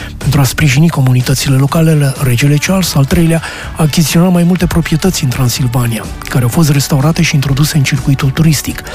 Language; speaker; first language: Romanian; native; Romanian